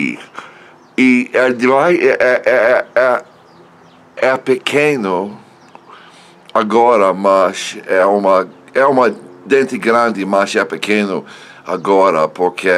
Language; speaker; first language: Portuguese; non-native, learner; English